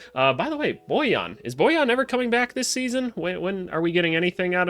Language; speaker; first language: English; native; English